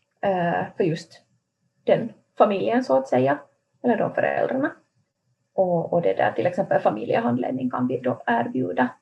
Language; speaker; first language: Swedish; native; Swedish